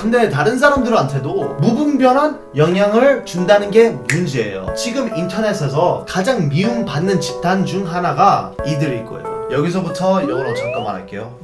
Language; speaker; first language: Korean; non-native, fluent; English